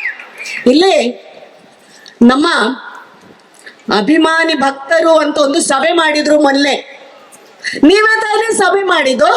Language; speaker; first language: Kannada; native; Kannada